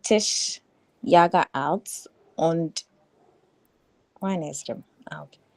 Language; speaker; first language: German; non-native, learner; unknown